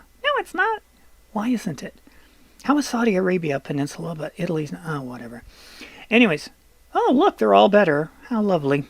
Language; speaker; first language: English; native; English